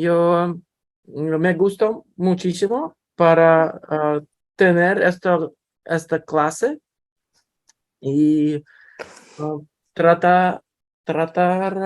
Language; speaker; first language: Spanish; non-native, learner; English